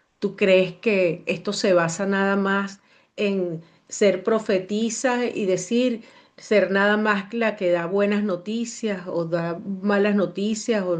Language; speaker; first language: Spanish; native; Spanish